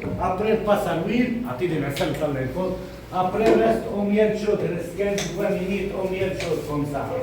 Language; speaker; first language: French; non-native, learner; Arabic